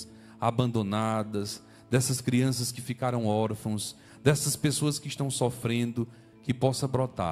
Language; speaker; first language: Portuguese; native; Portuguese